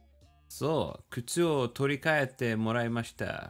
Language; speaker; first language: Japanese; non-native, learner; English